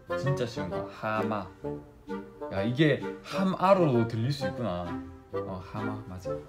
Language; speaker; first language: Korean; native; Korean